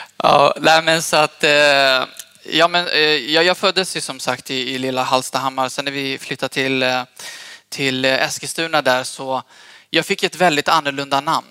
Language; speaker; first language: Swedish; early bilingual, other home language; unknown